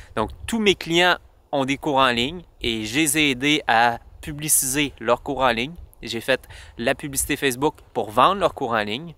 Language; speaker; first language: French; native; French